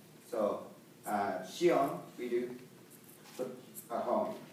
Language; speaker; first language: English; non-native, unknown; Japanese